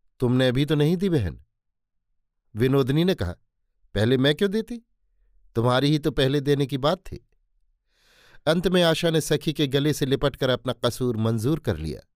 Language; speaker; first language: Hindi; native; Hindi